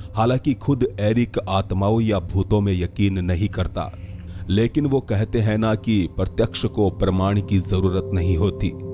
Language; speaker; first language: Hindi; native; Hindi